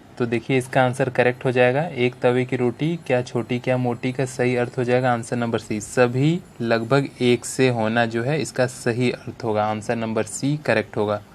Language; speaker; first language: Hindi; native; Hindi